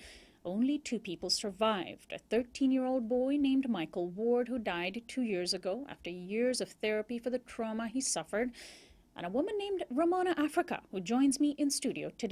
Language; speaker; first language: English; native; English